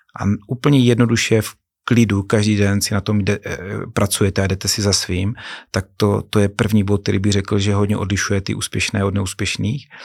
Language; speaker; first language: Czech; native; Czech